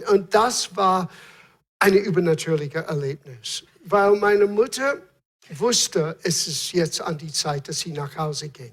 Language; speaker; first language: German; non-native, fluent; English